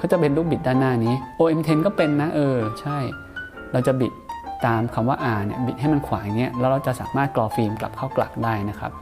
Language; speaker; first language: Thai; native; Thai